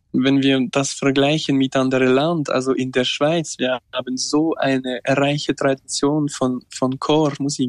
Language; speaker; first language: German; non-native, local second language; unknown